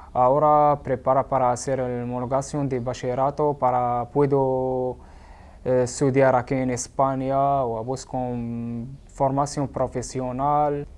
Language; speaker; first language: Spanish; non-native, learner; Arabic